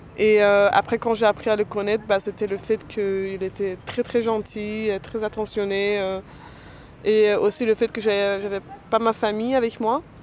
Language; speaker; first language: French; non-native, fluent; Persian